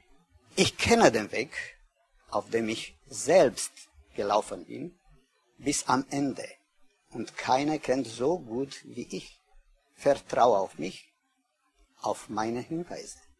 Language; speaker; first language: German; non-native, learner; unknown